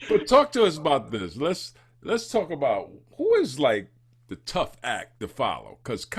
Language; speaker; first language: English; native; English